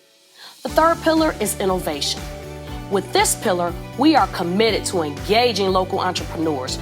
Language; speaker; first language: English; native; English